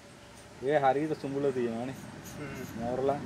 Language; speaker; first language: German; non-native, learner; Sinhala